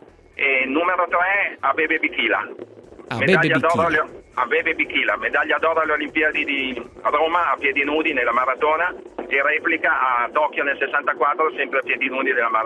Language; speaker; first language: Italian; native; Italian